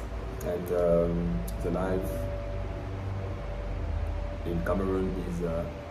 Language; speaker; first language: English; non-native, learner; French